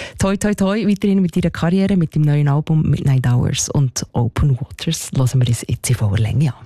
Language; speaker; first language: German; native; German